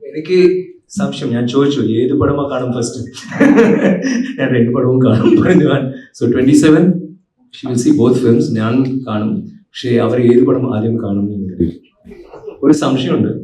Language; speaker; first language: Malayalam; non-native, learner; Tamil